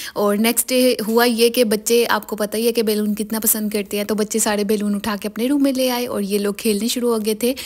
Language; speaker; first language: Urdu; native; Urdu